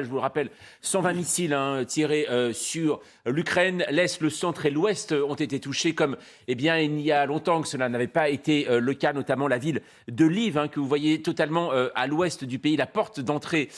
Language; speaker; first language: French; native; French